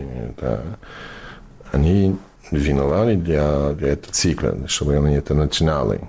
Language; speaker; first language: Russian; non-native, fluent; English